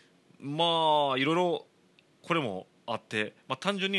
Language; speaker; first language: Japanese; native; Japanese